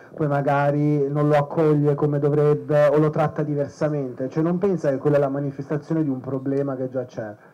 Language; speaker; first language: Italian; native; Italian